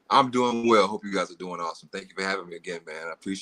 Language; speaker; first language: English; native; English